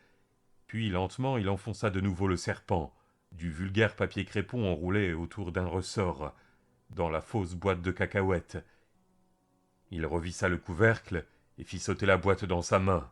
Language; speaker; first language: French; native; French